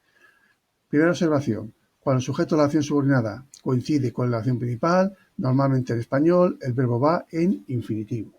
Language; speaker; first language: Spanish; native; Spanish